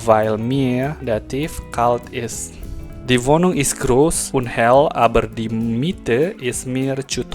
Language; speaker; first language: German; non-native, fluent; Indonesian